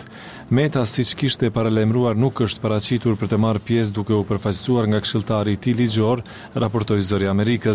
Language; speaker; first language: Albanian; native; Albanian